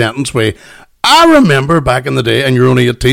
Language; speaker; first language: English; native; English